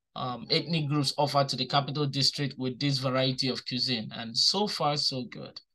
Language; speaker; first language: English; non-native, local second language; Igbo